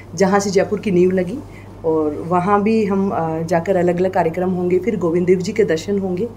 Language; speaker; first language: Hindi; native; Hindi